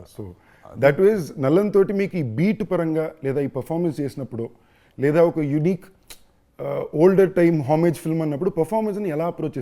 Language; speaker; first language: Telugu; native; Telugu